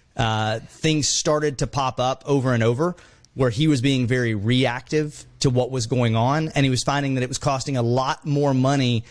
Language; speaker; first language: English; native; English